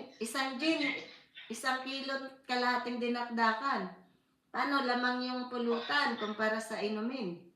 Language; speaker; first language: Filipino; native; Filipino